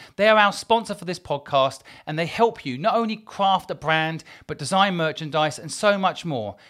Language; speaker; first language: English; native; English